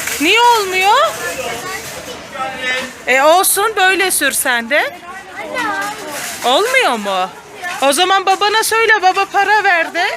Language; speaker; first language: Turkish; native; Turkish